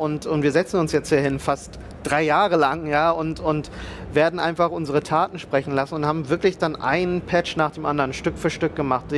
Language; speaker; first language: German; native; German